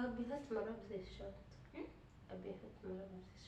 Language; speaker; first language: Arabic; non-native, learner; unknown